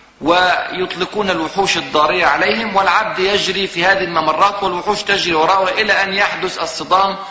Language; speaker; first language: Arabic; native; Arabic